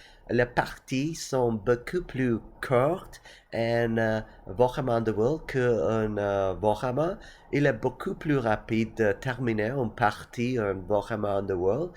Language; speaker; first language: French; non-native, learner; English